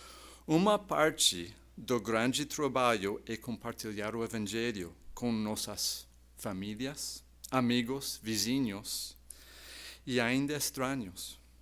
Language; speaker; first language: Portuguese; non-native, fluent; English